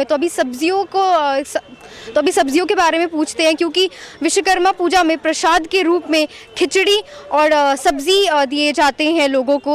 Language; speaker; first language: Hindi; native; Hindi